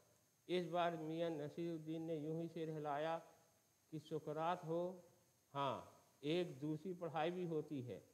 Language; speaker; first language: Hindi; native; Hindi